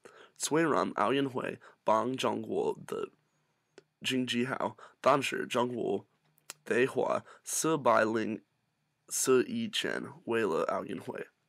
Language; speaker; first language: Chinese; non-native, learner; English